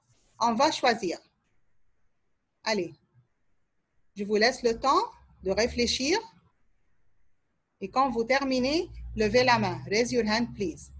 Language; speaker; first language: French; non-native, fluent; Arabic